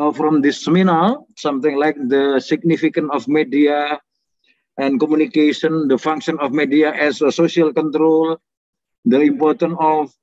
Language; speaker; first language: English; non-native, fluent; Indonesian